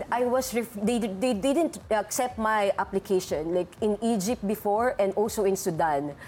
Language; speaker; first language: English; non-native, local second language; Filipino